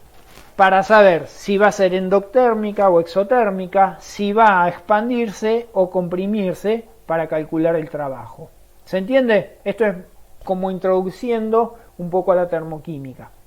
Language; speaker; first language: Spanish; native; Spanish